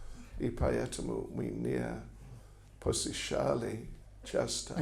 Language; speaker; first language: Russian; non-native, learner; English